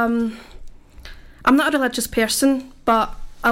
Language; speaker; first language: English; native; English